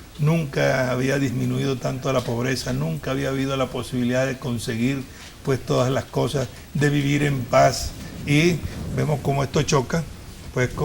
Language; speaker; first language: Spanish; native; Spanish